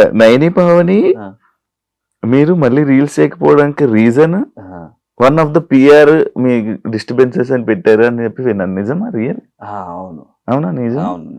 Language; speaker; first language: Telugu; native; Telugu